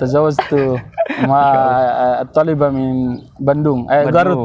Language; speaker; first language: Arabic; non-native, learner; Indonesian